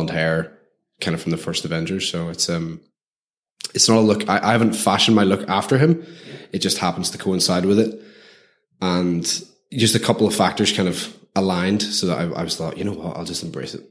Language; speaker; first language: English; native; English